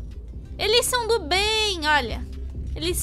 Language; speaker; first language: Portuguese; native; Portuguese